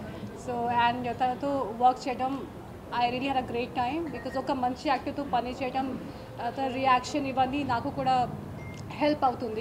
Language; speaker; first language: Telugu; non-native, learner; Hindi